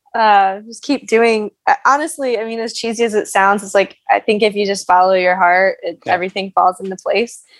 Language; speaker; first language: English; native; English